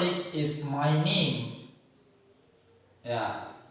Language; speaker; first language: English; non-native, fluent; Indonesian